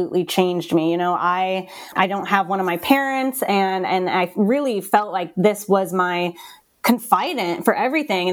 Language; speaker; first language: English; native; English